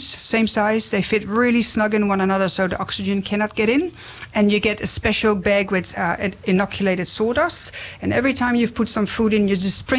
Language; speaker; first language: English; non-native, fluent; Dutch